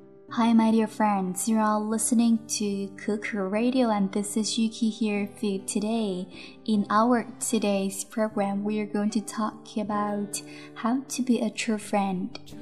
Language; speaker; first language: English; non-native, fluent; Chinese